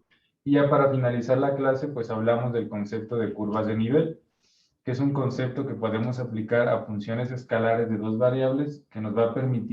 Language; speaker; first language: Spanish; native; Spanish